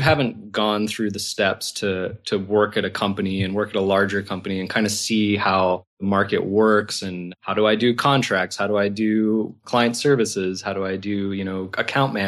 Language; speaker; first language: English; native; English